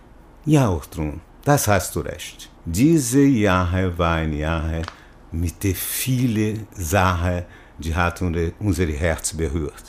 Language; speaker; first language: German; non-native, learner; Portuguese